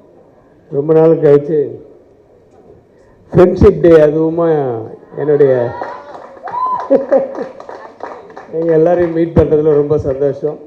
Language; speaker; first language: Tamil; native; Tamil